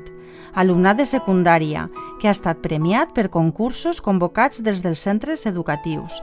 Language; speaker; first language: Catalan; native; Catalan